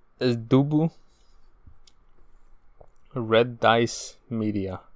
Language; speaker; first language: Spanish; early bilingual, heritage; Spanish